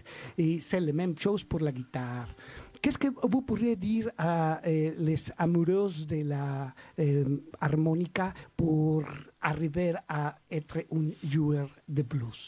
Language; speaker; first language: French; non-native, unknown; Spanish